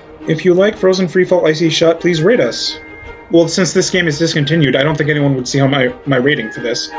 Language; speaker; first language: English; native; English